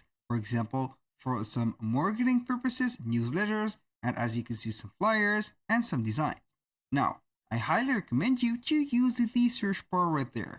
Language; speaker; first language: English; non-native, fluent; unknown